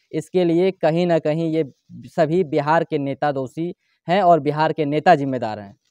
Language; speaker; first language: Hindi; native; Hindi